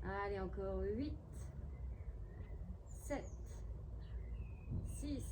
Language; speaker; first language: French; native; French